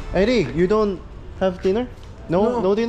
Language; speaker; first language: English; non-native, learner; Korean